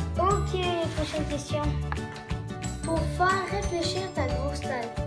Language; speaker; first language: French; native; French